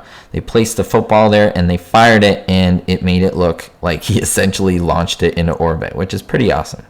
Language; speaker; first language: English; native; English